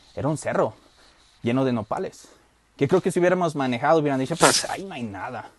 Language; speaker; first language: Spanish; early bilingual, heritage; Spanish